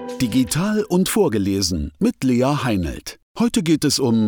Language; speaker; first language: German; native; German